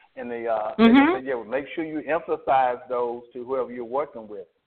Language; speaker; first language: English; native; English